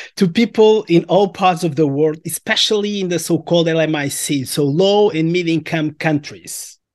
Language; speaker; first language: English; non-native, fluent; Portuguese